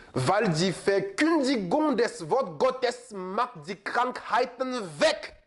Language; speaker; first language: German; non-native, fluent; French